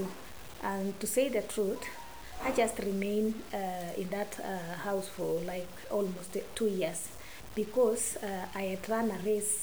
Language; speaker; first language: English; non-native, local second language; Kalenjin